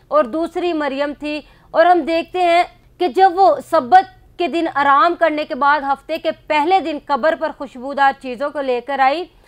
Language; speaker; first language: Urdu; non-native, local second language; Punjabi